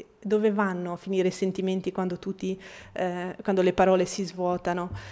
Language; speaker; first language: Italian; non-native, fluent; Bosnian